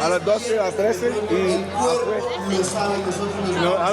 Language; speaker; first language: Spanish; non-native, learner; English